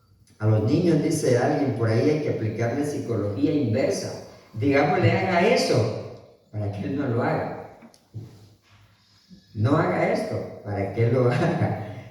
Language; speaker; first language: Spanish; native; Spanish